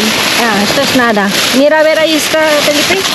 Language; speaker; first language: Spanish; non-native, learner; Filipino